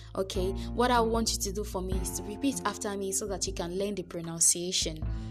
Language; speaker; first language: English; non-native, local second language; Yoruba